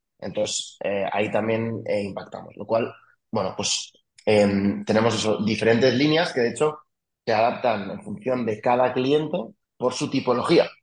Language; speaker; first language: Spanish; early bilingual, other home language; French